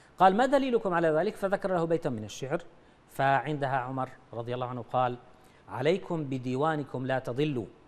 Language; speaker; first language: Arabic; native; Arabic